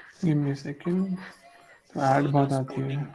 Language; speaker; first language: Hindi; native; Hindi